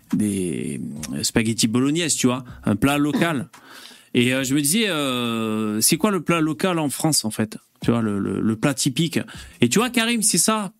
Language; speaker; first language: French; native; French